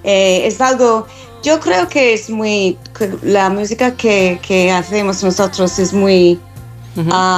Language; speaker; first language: Spanish; non-native, fluent; English